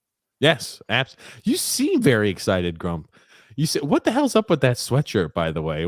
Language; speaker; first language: English; native; English